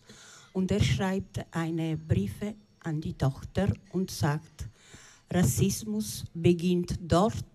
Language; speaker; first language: German; non-native, learner; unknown